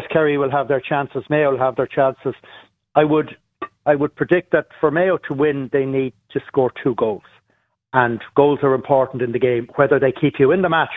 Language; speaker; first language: English; native; English